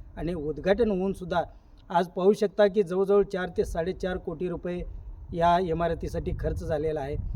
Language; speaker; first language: Marathi; native; Marathi